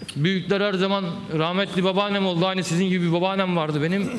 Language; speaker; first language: Turkish; native; Turkish